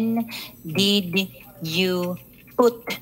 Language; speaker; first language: English; non-native, local second language; Filipino